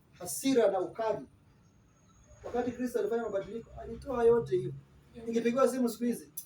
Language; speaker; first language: Swahili; non-native, local second language; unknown